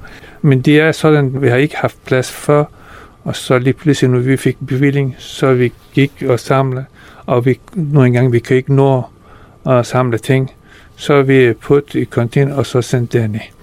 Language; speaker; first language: Danish; non-native, fluent; Persian